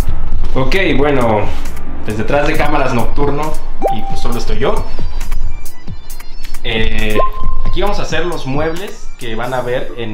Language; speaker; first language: Spanish; native; Spanish